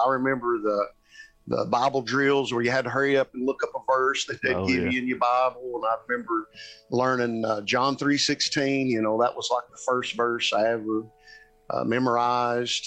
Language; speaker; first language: English; native; English